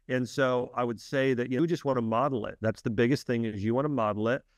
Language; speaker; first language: English; native; English